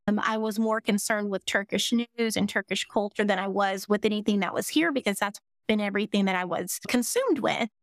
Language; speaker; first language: English; native; English